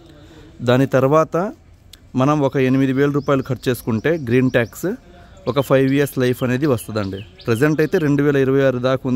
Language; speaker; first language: Telugu; native; Telugu